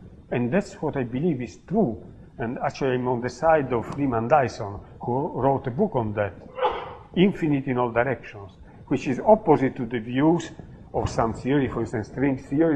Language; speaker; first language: English; non-native, fluent; Italian